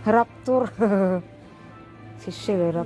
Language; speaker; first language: French; non-native, learner; Cebuano